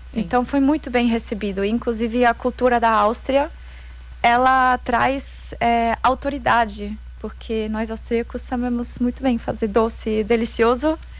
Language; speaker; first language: Portuguese; non-native, fluent; German